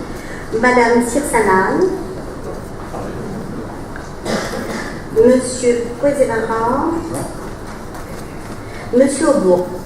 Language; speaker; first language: French; native; French